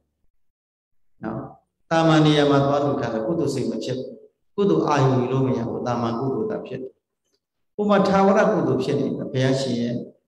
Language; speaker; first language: Burmese; native; Burmese